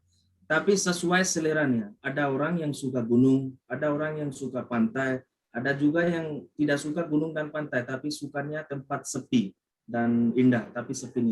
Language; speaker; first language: Indonesian; non-native, fluent; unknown